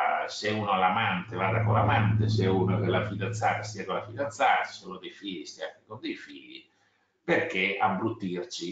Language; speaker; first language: Italian; native; Italian